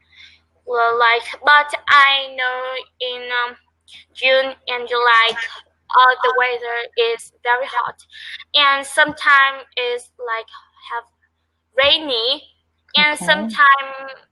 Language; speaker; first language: English; non-native, learner; Vietnamese